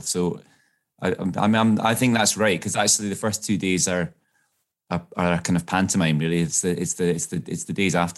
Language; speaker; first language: English; native; English